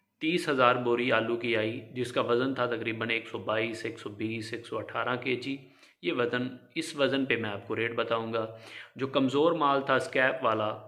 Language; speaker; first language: Urdu; non-native, local second language; Punjabi